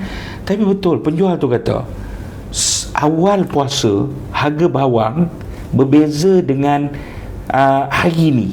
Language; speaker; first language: Malay; native; Malay